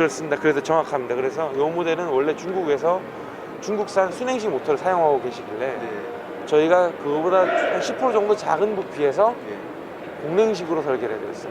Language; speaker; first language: Korean; native; Korean